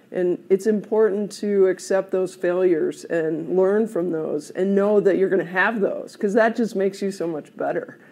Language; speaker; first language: English; native; English